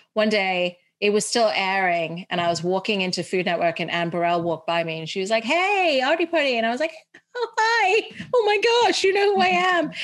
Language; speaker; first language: English; early bilingual, heritage; Arabic